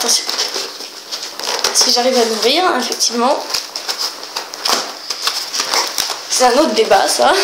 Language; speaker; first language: French; native; French